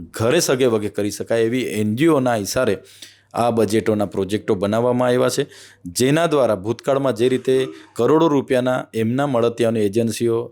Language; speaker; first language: Gujarati; non-native, local second language; Vasavi